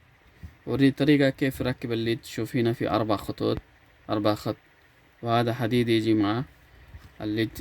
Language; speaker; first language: Arabic; non-native, learner; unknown